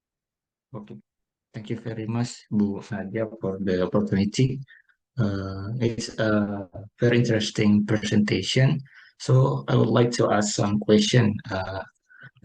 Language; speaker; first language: English; non-native, learner; Indonesian